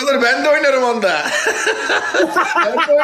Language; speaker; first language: Turkish; native; Turkish